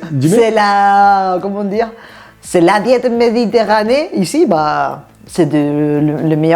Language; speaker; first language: French; non-native, fluent; Spanish